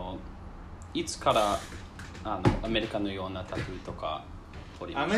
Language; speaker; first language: Japanese; non-native, learner; English